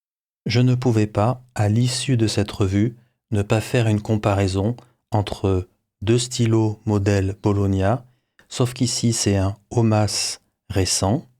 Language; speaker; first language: French; native; French